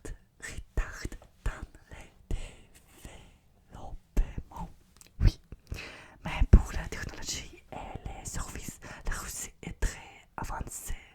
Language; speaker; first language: French; non-native, learner; Russian